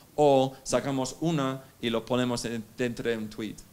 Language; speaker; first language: Spanish; non-native, fluent; English